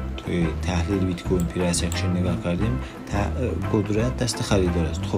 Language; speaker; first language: Persian; non-native, local second language; Azerbaijani